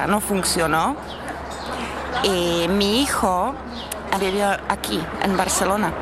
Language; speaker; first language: Spanish; non-native, learner; Czech